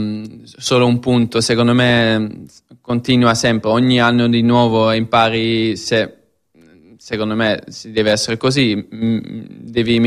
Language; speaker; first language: Italian; non-native, fluent; Dutch